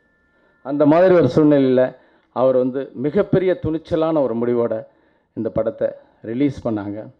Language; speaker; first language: Tamil; native; Tamil